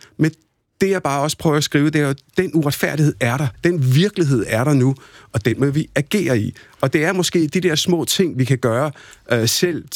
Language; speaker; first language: Danish; early bilingual, other home language; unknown